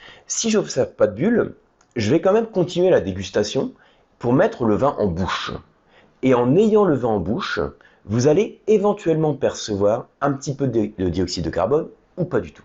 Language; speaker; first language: French; native; French